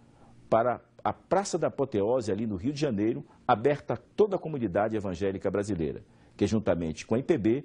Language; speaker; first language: Portuguese; native; Portuguese